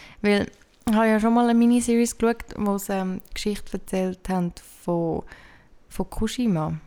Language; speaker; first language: German; native; German